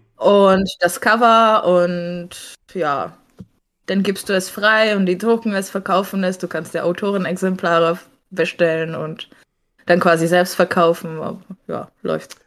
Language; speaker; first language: German; non-native, fluent; Czech